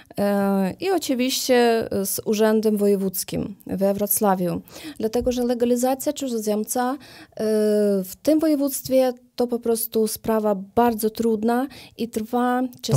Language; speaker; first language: Polish; non-native, learner; Ukrainian